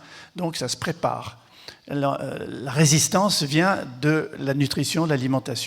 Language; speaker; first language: French; native; French